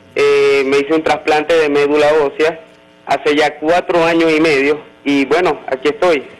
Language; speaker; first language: Spanish; native; Spanish